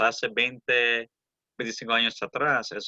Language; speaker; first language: Spanish; early bilingual, heritage; Spanish